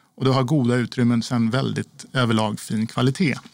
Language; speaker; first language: Swedish; native; Swedish